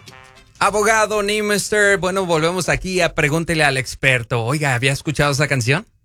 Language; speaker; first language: Spanish; native; Spanish